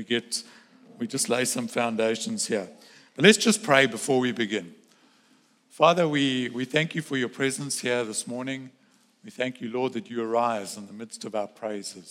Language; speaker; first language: English; native; English